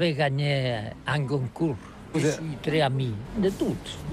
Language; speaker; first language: French; non-native, learner; Catalan